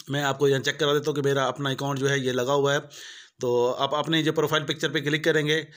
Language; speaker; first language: Urdu; non-native, local second language; Punjabi